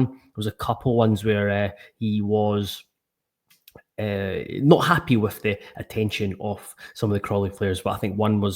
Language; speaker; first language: English; native; English